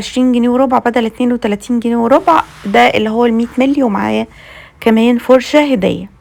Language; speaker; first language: Arabic; native; Arabic